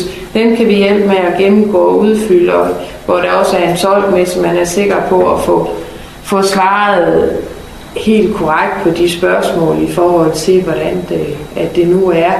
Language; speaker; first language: Danish; native; Danish